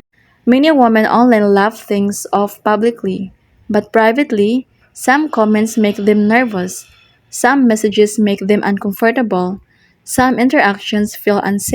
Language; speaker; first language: English; non-native, local second language; Filipino